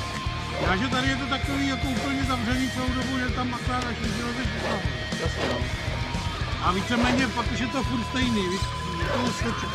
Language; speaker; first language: Czech; native; Czech